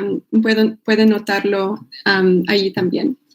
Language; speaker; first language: Spanish; non-native, fluent; English